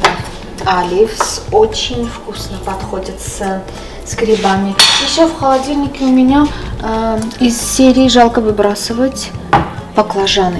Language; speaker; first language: Russian; non-native, local second language; Armenian